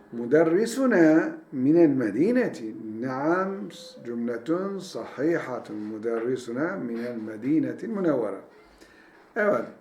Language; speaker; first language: Arabic; non-native, fluent; Turkish